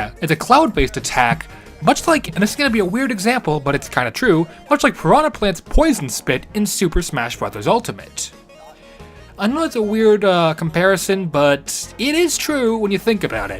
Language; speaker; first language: English; native; English